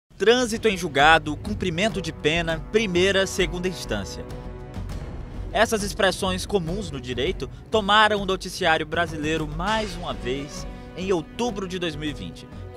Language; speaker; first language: Portuguese; native; Portuguese